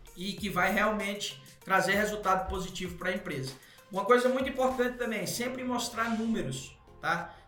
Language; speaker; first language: Portuguese; native; Portuguese